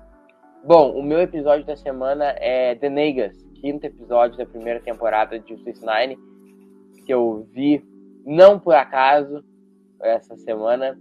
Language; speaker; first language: Portuguese; native; Portuguese